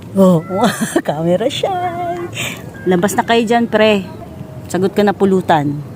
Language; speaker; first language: Filipino; non-native, local second language; Cebuano